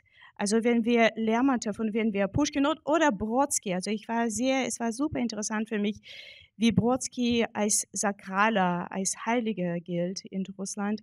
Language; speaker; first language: German; non-native, fluent; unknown